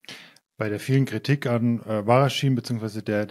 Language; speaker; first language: German; native; German